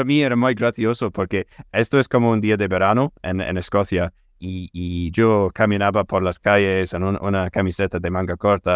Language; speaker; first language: Spanish; non-native, fluent; English